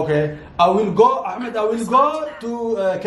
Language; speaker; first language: English; non-native, learner; Somali